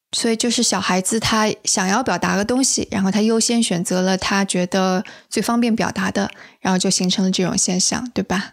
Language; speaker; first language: Chinese; native; Chinese